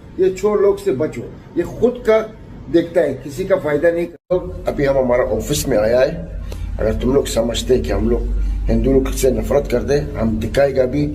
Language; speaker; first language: Hindi; non-native, learner; Arabic